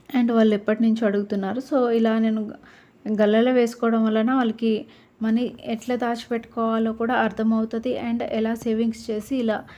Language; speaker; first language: Telugu; native; Telugu